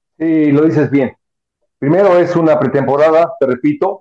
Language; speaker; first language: Spanish; native; Spanish